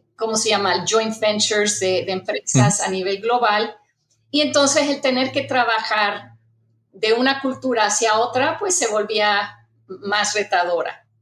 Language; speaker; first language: Spanish; early bilingual, heritage; Spanish